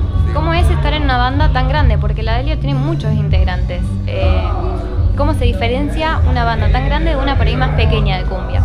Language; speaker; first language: Spanish; native; Spanish